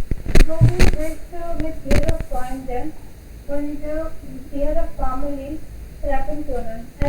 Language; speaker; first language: German; non-native, learner; Hindi